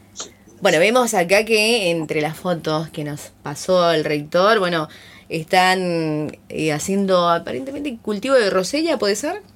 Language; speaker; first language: Spanish; native; Spanish